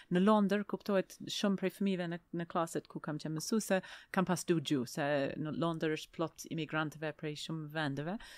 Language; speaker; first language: Albanian; non-native, fluent; English